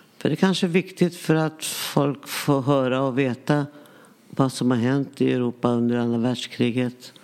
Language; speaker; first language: Swedish; early bilingual, other home language; Yiddish